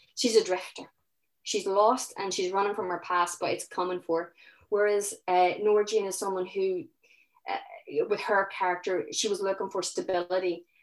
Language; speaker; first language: English; native; English